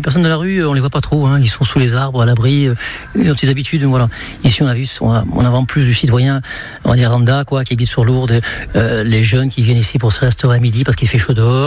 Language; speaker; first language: French; native; French